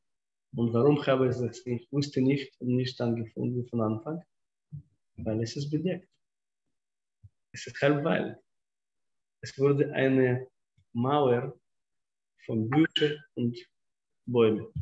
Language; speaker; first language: German; non-native, fluent; Russian